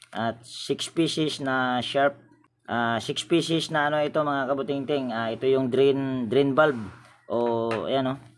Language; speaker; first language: Filipino; native; Filipino